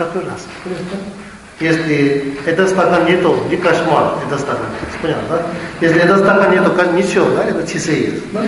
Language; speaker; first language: Russian; non-native, learner; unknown